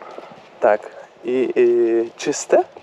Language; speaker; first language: Polish; non-native, learner; Turkish